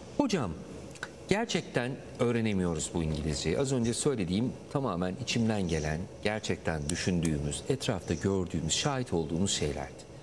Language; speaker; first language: Turkish; native; Turkish